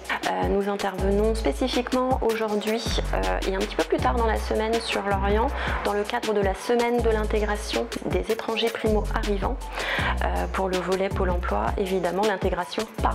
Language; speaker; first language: French; native; French